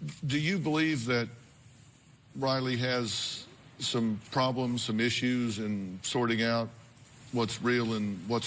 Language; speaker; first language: English; native; English